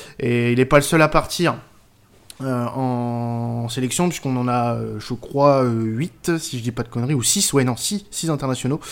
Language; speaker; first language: French; native; French